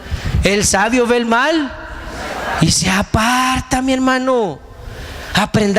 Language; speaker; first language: Spanish; native; Spanish